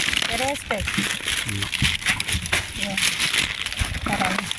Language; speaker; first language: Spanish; non-native, learner; Filipino